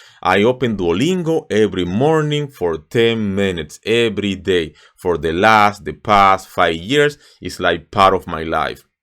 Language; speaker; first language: English; non-native, fluent; Spanish